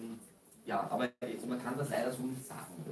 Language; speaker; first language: German; native; German